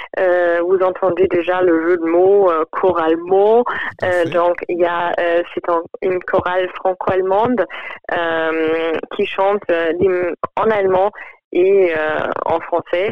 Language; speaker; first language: French; non-native, fluent; German